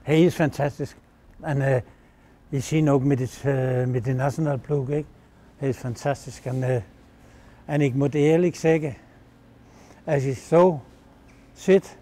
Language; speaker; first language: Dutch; non-native, fluent; Danish